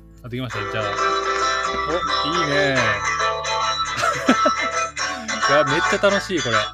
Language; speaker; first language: Japanese; native; Japanese